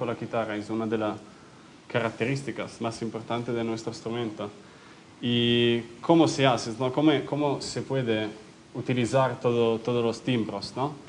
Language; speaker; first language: Spanish; non-native, fluent; Italian